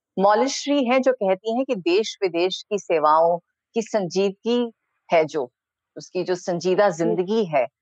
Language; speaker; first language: Hindi; native; Hindi